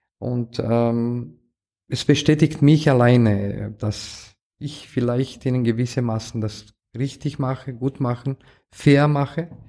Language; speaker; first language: German; non-native, fluent; Romanian